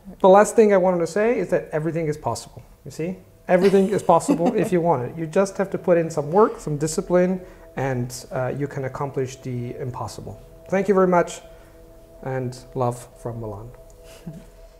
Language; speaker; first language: English; non-native, fluent; Italian